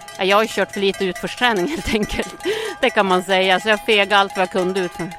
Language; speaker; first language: Swedish; native; Swedish